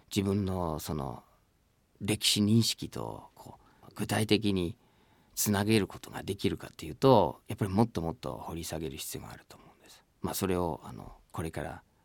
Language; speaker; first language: Japanese; non-native, fluent; English